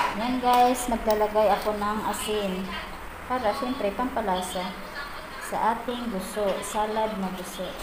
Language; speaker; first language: Filipino; non-native, local second language; Cebuano